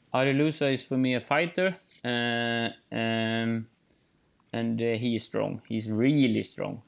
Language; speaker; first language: English; non-native, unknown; Swedish